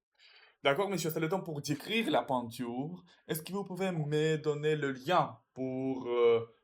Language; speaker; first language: French; non-native, learner; Russian